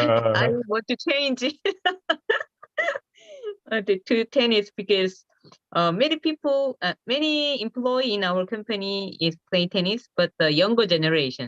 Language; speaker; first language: English; non-native, learner; Korean